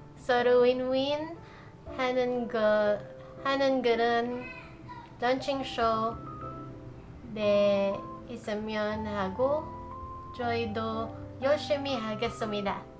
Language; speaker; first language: Korean; non-native, learner; Filipino